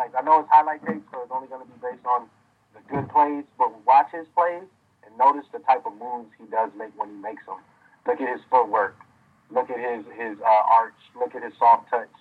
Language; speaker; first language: English; native; English